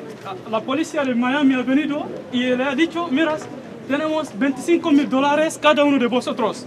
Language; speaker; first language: Spanish; non-native, learner; Arabic